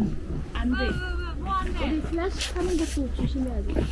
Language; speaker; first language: Korean; non-native, fluent; Arabic